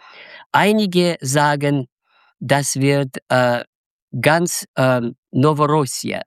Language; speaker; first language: German; non-native, fluent; Russian